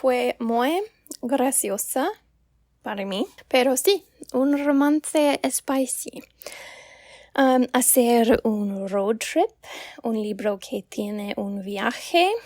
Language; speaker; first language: Spanish; non-native, learner; English